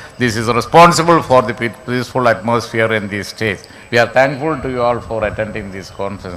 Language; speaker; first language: English; non-native, local second language; Malayalam